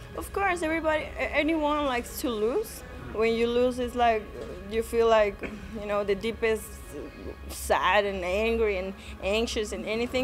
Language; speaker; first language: English; non-native, fluent; Spanish